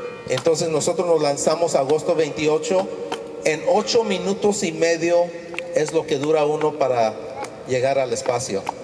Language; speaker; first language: Spanish; early bilingual, heritage; Spanish